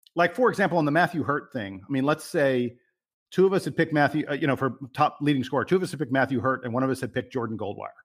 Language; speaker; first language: English; native; English